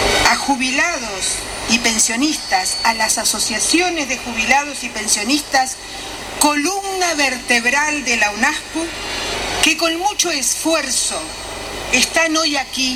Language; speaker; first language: Spanish; native; Spanish